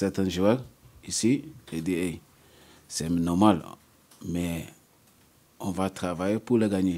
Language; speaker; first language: French; non-native, learner; English